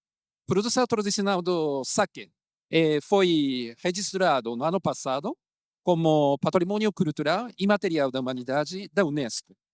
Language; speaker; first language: Portuguese; non-native, fluent; Japanese